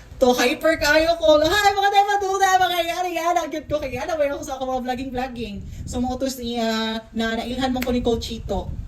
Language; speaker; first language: Cebuano; non-native, local second language; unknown